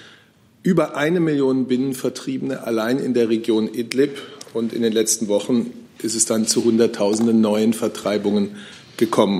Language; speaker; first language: German; native; German